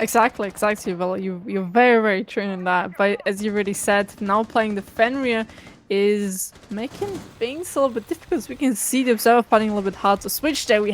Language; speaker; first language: English; non-native, fluent; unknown